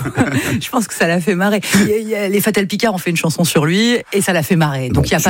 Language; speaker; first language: French; native; French